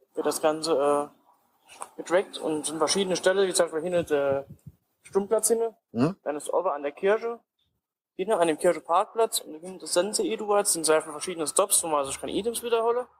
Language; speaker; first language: German; native; German